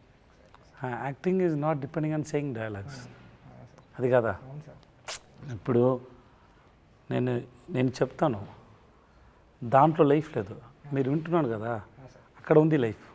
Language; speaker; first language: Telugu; non-native, learner; Tamil